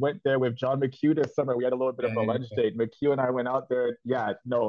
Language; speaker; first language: English; native; English